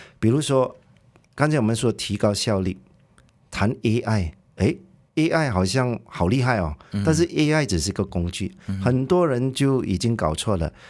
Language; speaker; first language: Chinese; native; Chinese